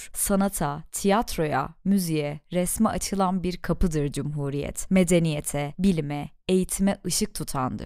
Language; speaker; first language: Turkish; native; Turkish